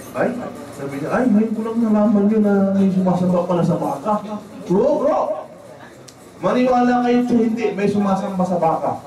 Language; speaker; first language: Filipino; non-native, local second language; Waray